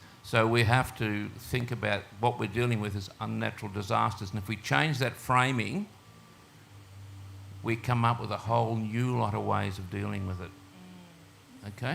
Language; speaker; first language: English; native; English